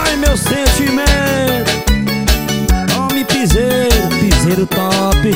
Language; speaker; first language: Portuguese; native; Portuguese